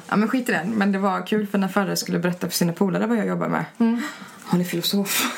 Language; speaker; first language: Swedish; early bilingual, other home language; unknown